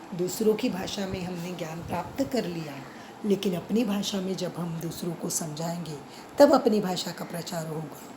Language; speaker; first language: Hindi; non-native, local second language; Marathi